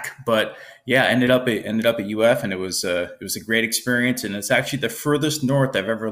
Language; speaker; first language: English; native; English